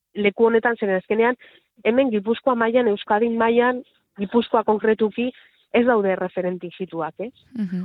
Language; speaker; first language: Basque; non-native, local second language; Spanish